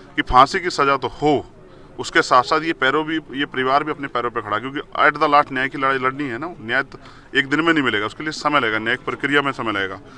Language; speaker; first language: Hindi; native; Hindi